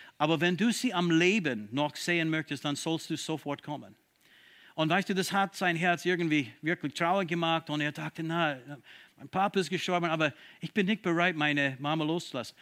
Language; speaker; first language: German; non-native, fluent; English